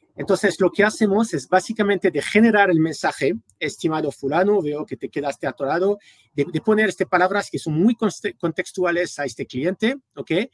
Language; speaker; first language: Spanish; non-native, fluent; French